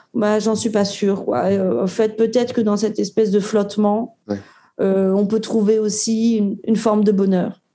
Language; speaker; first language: French; native; French